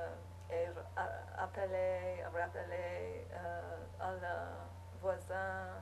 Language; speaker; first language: French; non-native, learner; English